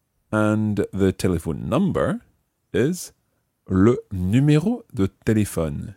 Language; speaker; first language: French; non-native, fluent; English